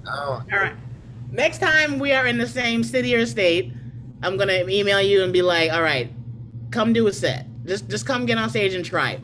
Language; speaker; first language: English; native; English